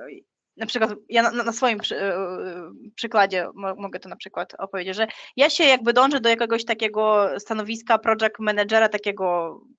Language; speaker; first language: Polish; non-native, fluent; Ukrainian